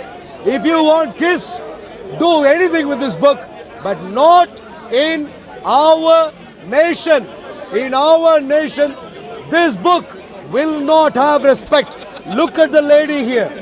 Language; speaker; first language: English; non-native, fluent; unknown